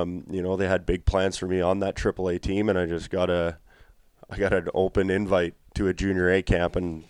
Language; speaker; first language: English; native; English